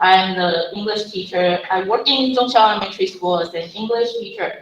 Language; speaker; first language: English; non-native, fluent; Chinese